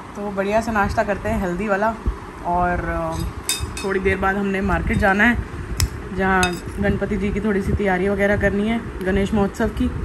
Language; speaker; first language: Hindi; native; Hindi